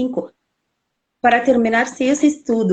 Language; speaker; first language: Portuguese; non-native, fluent; Arabic